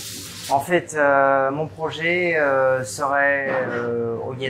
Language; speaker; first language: French; non-native, learner; Vietnamese